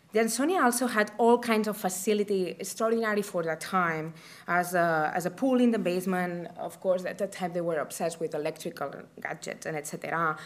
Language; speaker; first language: English; non-native, fluent; Catalan